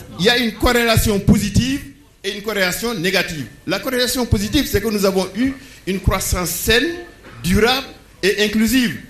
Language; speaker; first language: French; non-native, local second language; Wolof